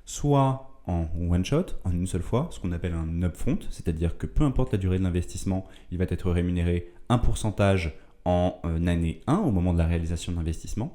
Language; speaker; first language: French; native; French